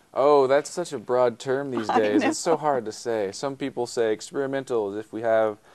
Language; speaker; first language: English; native; English